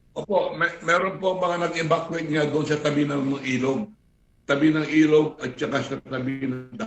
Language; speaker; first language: Filipino; non-native, local second language; Iloko